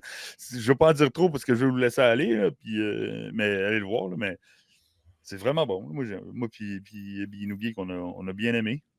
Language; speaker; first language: French; native; French